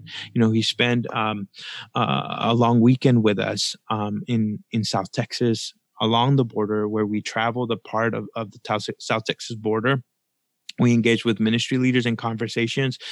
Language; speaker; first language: English; early bilingual, other home language; Spanish